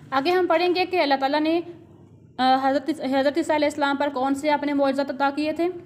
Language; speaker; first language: Urdu; non-native, local second language; Punjabi